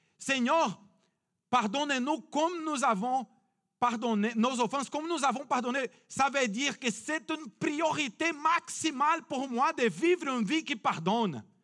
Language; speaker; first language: French; non-native, fluent; Portuguese